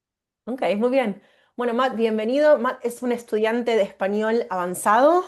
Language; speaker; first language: Spanish; native; Spanish